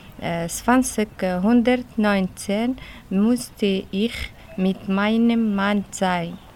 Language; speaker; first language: German; non-native, learner; Arabic